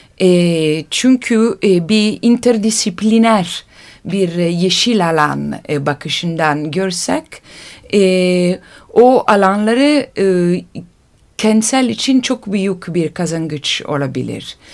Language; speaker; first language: Turkish; non-native, learner; Italian